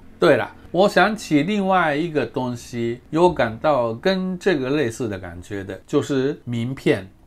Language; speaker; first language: Chinese; non-native, fluent; Japanese